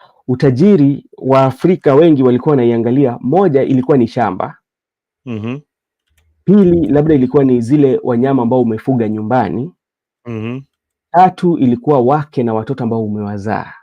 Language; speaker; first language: Swahili; non-native, local second language; Luo (Kenya and Tanzania)